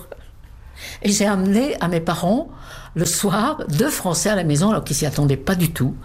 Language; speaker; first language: French; non-native, fluent; Czech